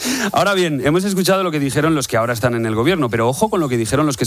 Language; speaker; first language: Spanish; native; Spanish